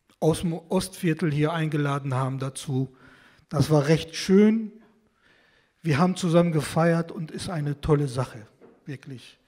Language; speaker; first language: German; non-native, fluent; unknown